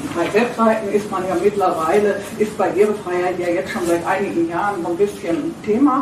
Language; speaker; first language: German; native; German